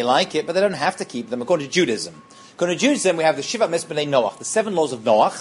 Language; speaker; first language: English; native; English